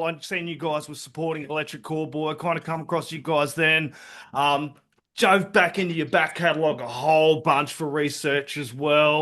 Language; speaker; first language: English; native; English